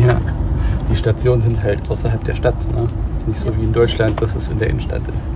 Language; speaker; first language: German; native; German